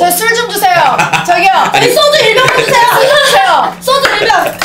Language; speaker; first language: Korean; non-native, fluent; Chinese